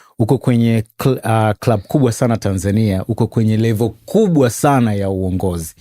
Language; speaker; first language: Swahili; native; Swahili